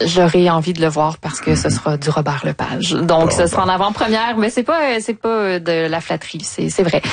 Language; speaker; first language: French; native; French